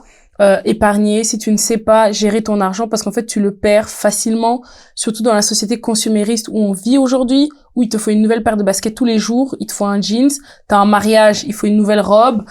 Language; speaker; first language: French; native; French